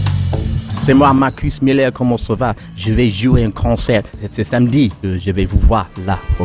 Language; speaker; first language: French; non-native, learner; English